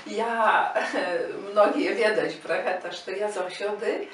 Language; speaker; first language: Polish; non-native, learner; Ukrainian